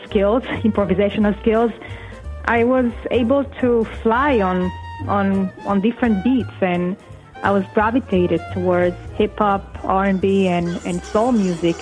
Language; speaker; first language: English; non-native, fluent; Hebrew